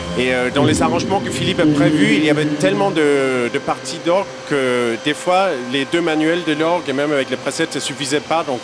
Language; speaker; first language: French; non-native, fluent; Danish